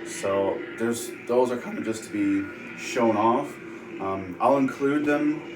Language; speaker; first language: English; native; English